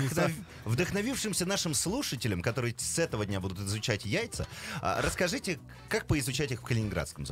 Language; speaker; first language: Russian; native; Russian